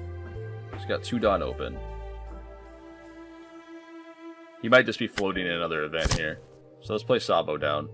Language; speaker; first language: English; native; English